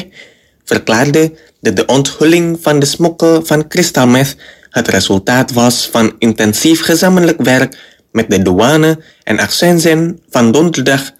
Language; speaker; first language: Dutch; non-native, fluent; Indonesian